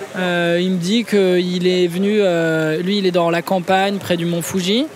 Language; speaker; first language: French; native; French